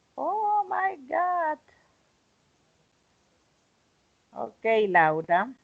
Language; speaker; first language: English; non-native, learner; Spanish